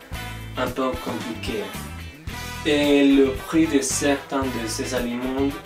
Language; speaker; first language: French; non-native, learner; Spanish